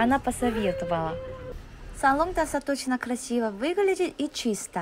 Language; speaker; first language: Russian; non-native, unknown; Korean